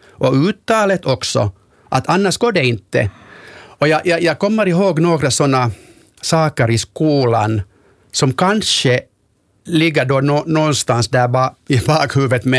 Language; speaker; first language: Swedish; non-native, local second language; Finnish